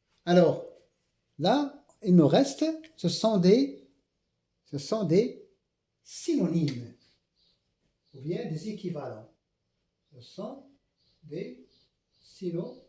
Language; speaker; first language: French; non-native, local second language; Arabic